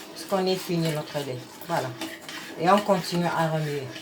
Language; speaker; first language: French; non-native, local second language; Arabic